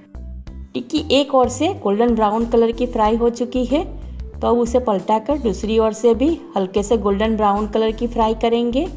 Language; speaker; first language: Hindi; non-native, local second language; Gujarati